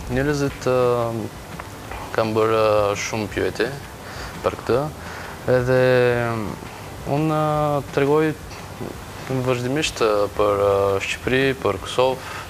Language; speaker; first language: Albanian; non-native, learner; Bulgarian